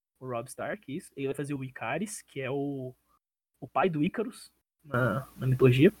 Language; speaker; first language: Portuguese; native; Portuguese